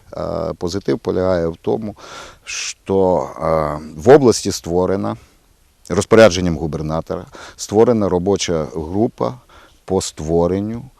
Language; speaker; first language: Ukrainian; native; Ukrainian